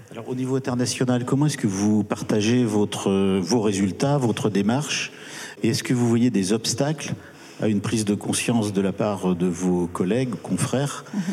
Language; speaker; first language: French; native; French